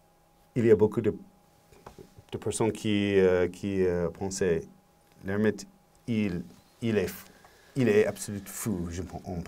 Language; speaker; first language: French; non-native, learner; English